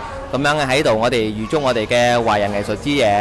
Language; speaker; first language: Cantonese; early bilingual, heritage; Cantonese